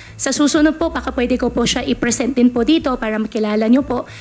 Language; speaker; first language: Filipino; native; Filipino